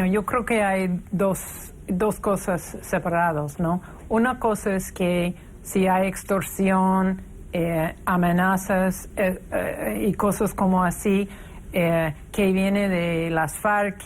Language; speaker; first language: Spanish; non-native, fluent; English